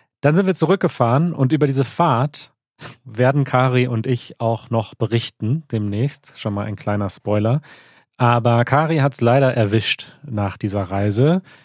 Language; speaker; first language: German; native; German